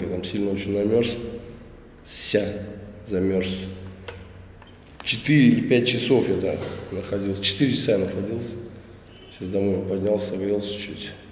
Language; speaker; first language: Russian; native; Russian